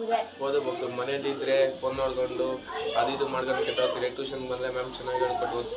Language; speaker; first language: Kannada; native; Kannada